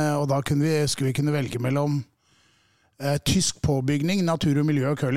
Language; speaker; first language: Norwegian; native; Norwegian